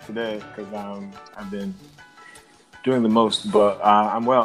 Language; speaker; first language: English; non-native, local second language; Yoruba